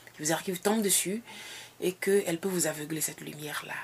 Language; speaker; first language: French; non-native, local second language; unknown